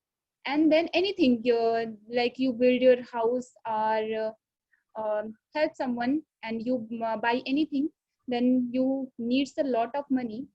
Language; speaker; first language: English; non-native, learner; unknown